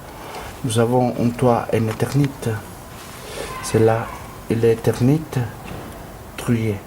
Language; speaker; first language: French; non-native, learner; Italian